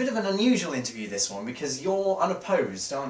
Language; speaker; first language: English; native; English